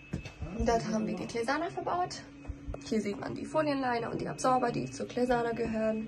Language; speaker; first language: German; native; German